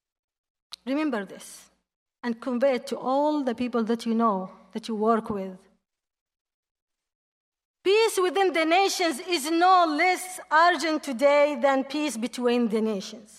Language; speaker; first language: English; non-native, fluent; Arabic